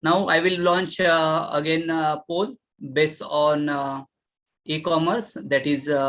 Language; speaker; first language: English; non-native, local second language; Marathi